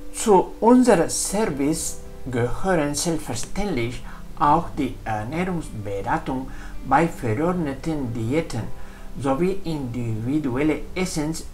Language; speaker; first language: German; non-native, fluent; Spanish